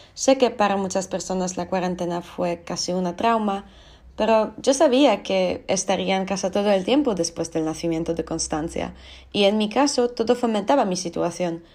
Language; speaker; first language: Spanish; non-native, learner; Polish